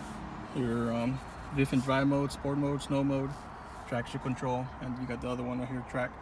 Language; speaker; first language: English; native; English